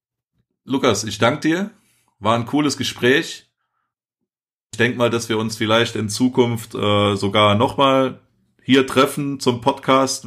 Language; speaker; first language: German; native; German